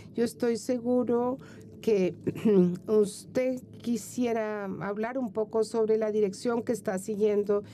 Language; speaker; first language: Spanish; non-native, fluent; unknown